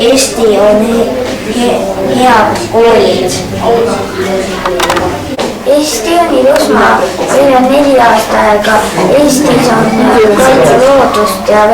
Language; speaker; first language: Estonian; non-native, learner; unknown